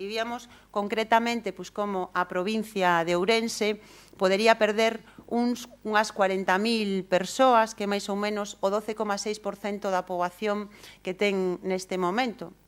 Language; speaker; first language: Galician; non-native, local second language; Spanish